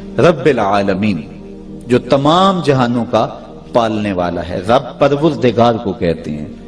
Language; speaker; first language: Urdu; non-native, local second language; Punjabi